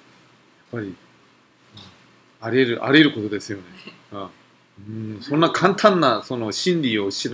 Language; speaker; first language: Japanese; non-native, fluent; Korean